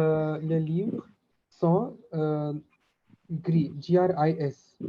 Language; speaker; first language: French; non-native, learner; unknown